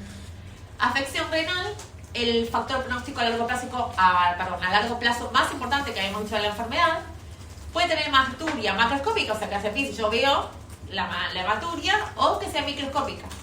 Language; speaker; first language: Spanish; native; Spanish